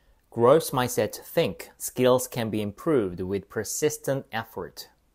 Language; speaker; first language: English; non-native, fluent; Korean